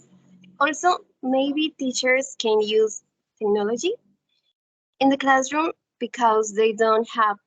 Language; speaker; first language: English; non-native, learner; Spanish